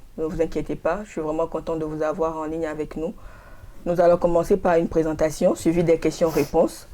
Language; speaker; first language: French; non-native, local second language; Ewe